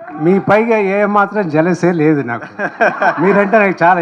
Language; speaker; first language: Telugu; native; Telugu